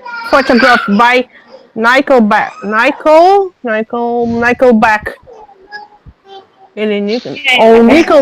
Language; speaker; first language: English; non-native, learner; French